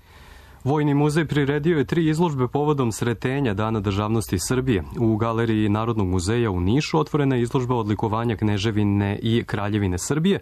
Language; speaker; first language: Croatian; native; Croatian